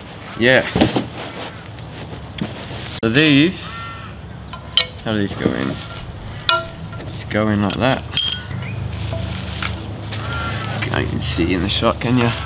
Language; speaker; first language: English; native; English